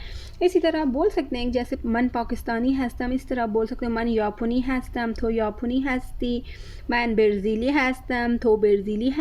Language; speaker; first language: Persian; non-native, fluent; Urdu